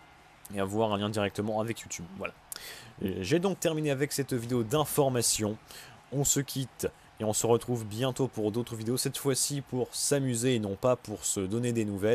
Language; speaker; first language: French; native; French